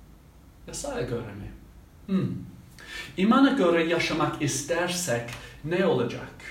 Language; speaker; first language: Turkish; non-native, fluent; English